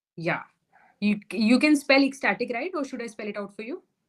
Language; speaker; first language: English; non-native, local second language; Hindi